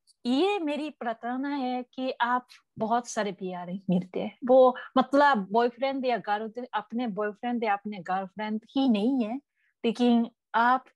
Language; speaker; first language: Hindi; non-native, learner; Japanese